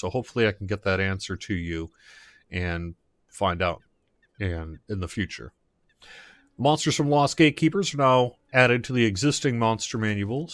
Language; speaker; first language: English; native; English